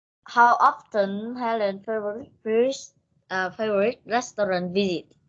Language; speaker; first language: English; non-native, learner; Vietnamese